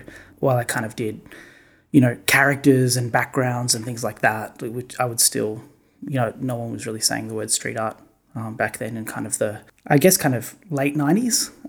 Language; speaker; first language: English; native; English